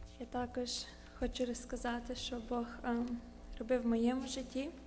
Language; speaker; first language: Ukrainian; early bilingual, heritage; Ukrainian